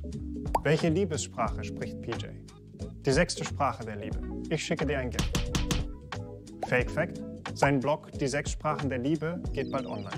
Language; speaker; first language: German; native; German